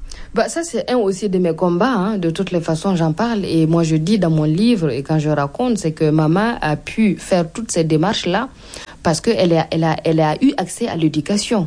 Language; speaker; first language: French; non-native, local second language; Mossi